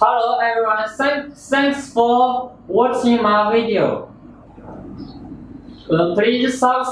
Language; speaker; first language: English; non-native, learner; Chinese